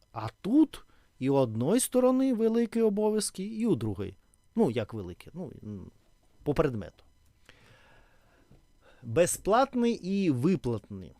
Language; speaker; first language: Ukrainian; non-native, learner; Russian